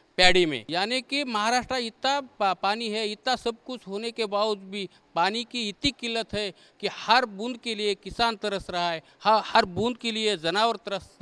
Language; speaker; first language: Hindi; non-native, local second language; Marathi